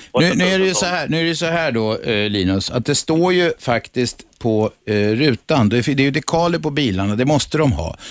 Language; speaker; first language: Swedish; native; Swedish